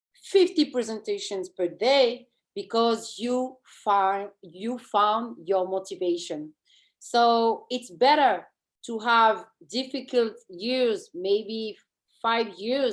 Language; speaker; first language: English; non-native, fluent; French